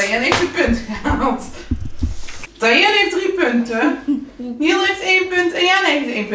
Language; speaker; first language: Dutch; native; Dutch